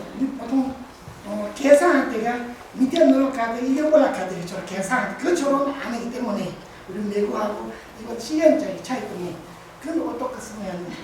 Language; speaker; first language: Korean; non-native, learner; Tibetan